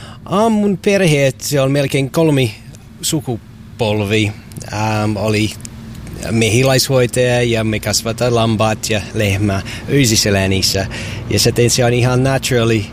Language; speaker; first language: Finnish; non-native, learner; English